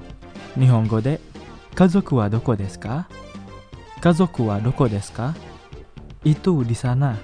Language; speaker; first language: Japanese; non-native, fluent; Indonesian